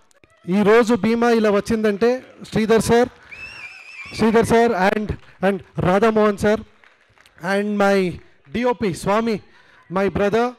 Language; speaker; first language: Telugu; non-native, learner; Kannada